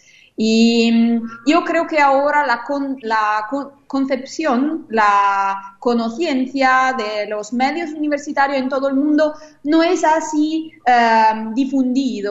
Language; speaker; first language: Spanish; non-native, fluent; Italian